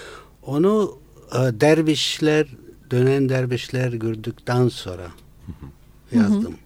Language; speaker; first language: Turkish; non-native, fluent; Italian